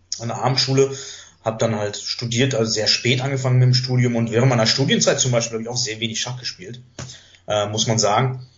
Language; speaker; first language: German; early bilingual, heritage; Greek